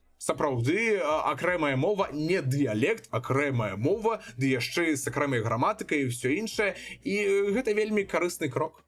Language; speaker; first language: Belarusian; non-native, fluent; Russian